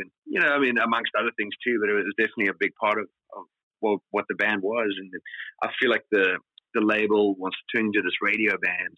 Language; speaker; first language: English; native; English